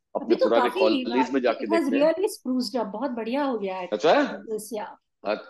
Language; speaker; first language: Hindi; native; Hindi